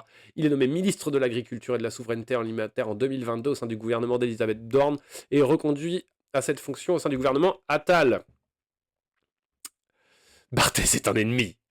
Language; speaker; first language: French; native; French